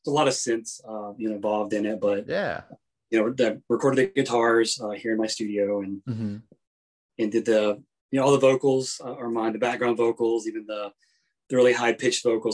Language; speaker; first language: English; native; English